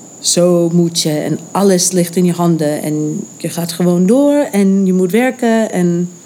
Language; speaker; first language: Dutch; non-native, fluent; English